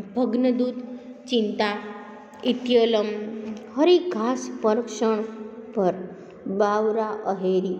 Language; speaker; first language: Hindi; non-native, local second language; Gujarati